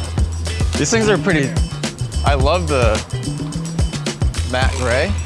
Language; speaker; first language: English; native; English